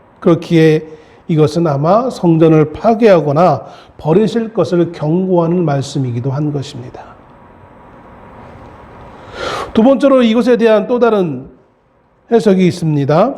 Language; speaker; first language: Korean; native; Korean